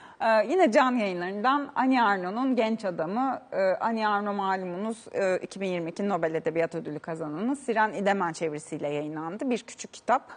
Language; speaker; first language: Turkish; native; Turkish